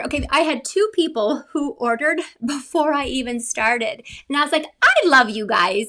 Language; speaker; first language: English; native; English